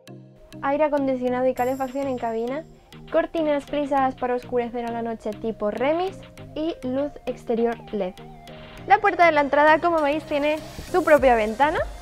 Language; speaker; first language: Spanish; native; Spanish